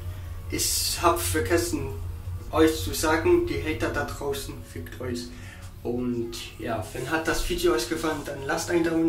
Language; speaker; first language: German; early bilingual, other home language; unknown